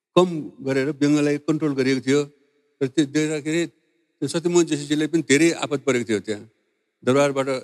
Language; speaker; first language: Nepali; non-native, local second language; Newari